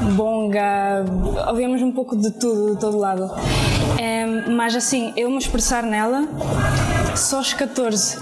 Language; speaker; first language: Portuguese; early bilingual, other home language; Spanish